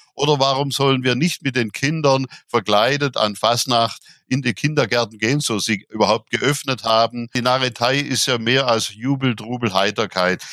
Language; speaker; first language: German; native; German